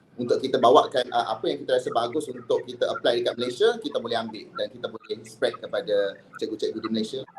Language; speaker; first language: Malay; native; Malay